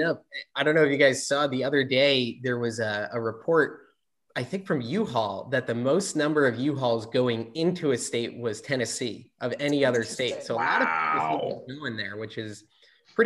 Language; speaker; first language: English; native; English